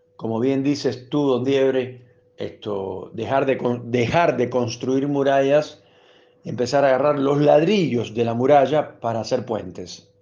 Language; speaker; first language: Spanish; native; Spanish